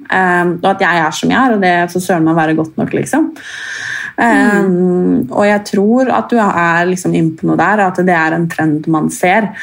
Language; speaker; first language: Norwegian; native; Norwegian